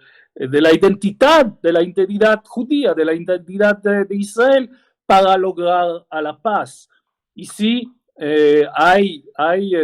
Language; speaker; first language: Spanish; non-native, fluent; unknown